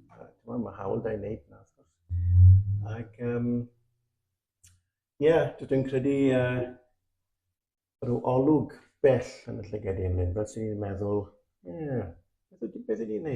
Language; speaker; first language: Welsh; native; Welsh